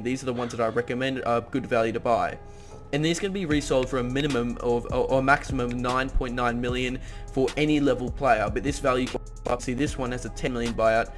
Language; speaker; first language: English; native; English